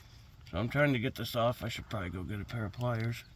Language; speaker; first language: English; native; English